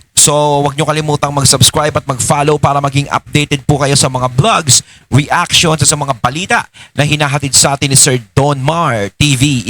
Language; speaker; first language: Filipino; native; Filipino